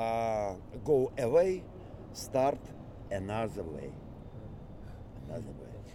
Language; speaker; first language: English; non-native, learner; Russian